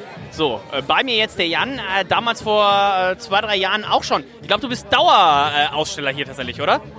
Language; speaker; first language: German; native; German